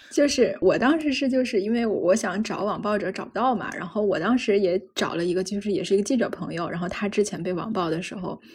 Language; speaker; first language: Chinese; native; Chinese